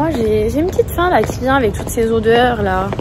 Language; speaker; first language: French; native; French